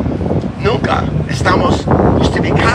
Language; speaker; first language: Spanish; non-native, learner; English